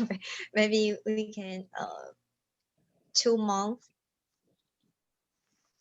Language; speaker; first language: English; non-native, learner; Chinese